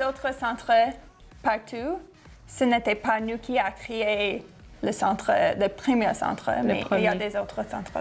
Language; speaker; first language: French; non-native, fluent; English